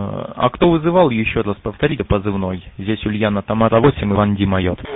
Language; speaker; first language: Russian; native; Russian